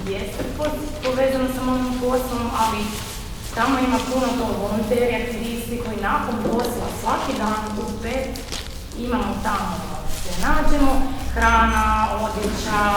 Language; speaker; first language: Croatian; non-native, fluent; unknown